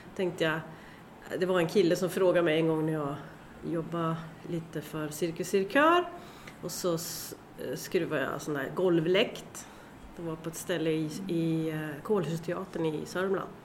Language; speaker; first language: Swedish; native; Swedish